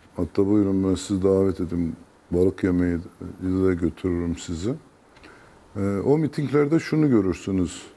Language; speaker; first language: Turkish; non-native, local second language; Kurdish